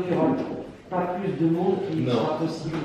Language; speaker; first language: French; native; French